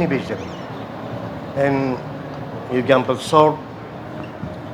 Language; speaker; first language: English; non-native, learner; Japanese